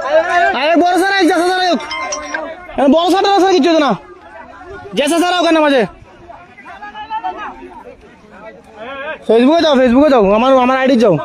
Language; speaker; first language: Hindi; non-native, learner; Bangla